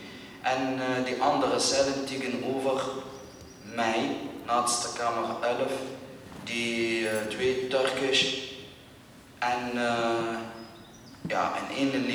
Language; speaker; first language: Dutch; non-native, learner; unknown